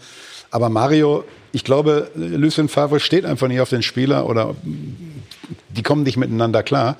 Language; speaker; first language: German; native; German